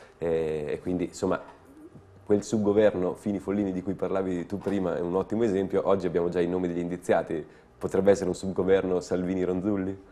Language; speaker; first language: Italian; native; Italian